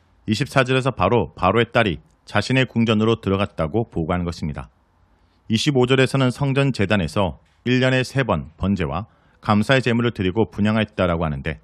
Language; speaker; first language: Korean; native; Korean